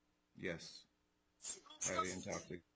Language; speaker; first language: English; native; English